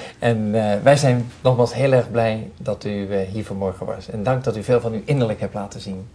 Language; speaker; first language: Dutch; native; Dutch